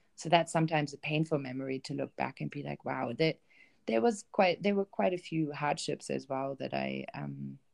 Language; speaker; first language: English; non-native, fluent; German